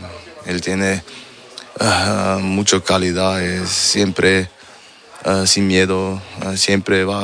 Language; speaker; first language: Spanish; non-native, learner; German